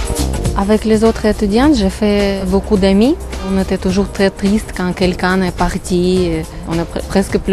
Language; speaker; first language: French; non-native, fluent; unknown